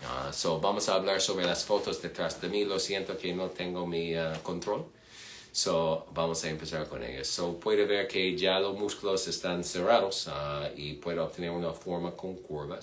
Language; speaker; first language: Spanish; non-native, fluent; English